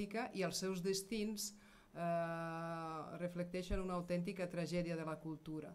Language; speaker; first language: Catalan; non-native, fluent; Serbian